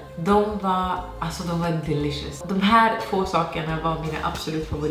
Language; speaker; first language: Swedish; non-native, fluent; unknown